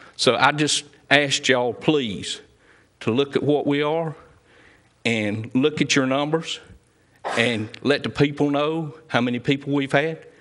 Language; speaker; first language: English; native; English